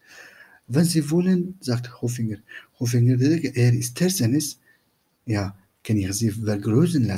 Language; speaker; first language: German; non-native, fluent; Turkish